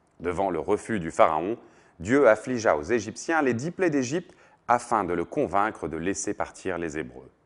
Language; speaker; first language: French; native; French